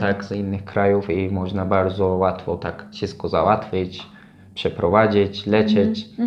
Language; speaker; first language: Polish; non-native, learner; Turkish